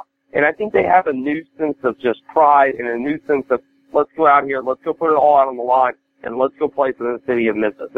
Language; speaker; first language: English; native; English